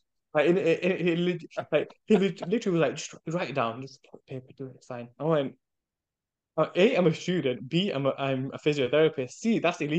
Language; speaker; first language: English; native; English